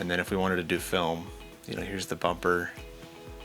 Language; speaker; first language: English; native; English